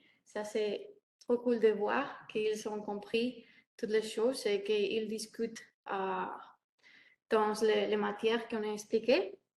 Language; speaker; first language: French; non-native, learner; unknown